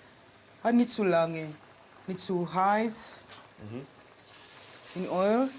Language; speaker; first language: German; non-native, learner; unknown